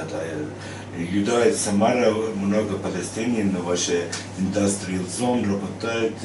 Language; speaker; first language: Russian; non-native, learner; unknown